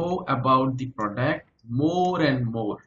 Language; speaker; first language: English; non-native, local second language; Hindi